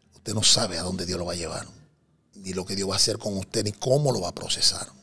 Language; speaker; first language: Spanish; native; Spanish